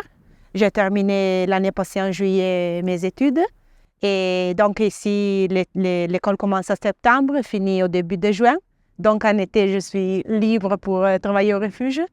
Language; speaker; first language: French; non-native, local second language; Italian